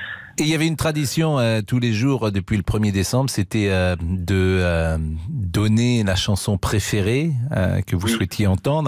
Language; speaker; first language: French; native; French